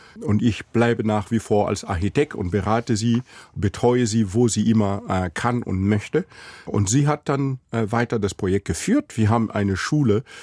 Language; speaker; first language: German; non-native, fluent; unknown